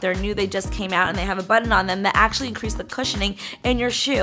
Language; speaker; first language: English; native; English